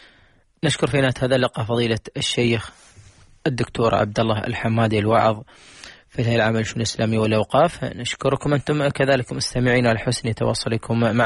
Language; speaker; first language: Arabic; native; Arabic